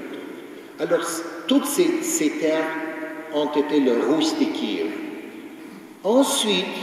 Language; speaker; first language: French; non-native, fluent; Ukrainian